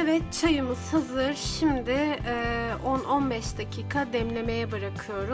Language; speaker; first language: Turkish; native; Turkish